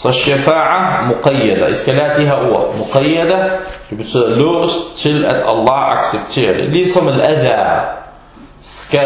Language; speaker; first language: Danish; early bilingual, other home language; Arabic